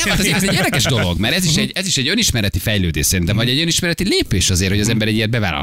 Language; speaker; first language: Hungarian; native; Hungarian